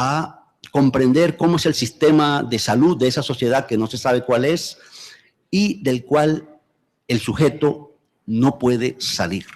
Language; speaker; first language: Spanish; native; Spanish